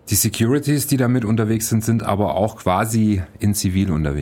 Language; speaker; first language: German; native; German